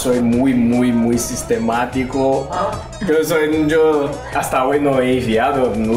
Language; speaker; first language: Spanish; non-native, learner; Portuguese